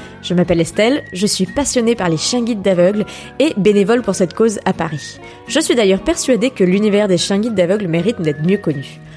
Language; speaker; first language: French; native; French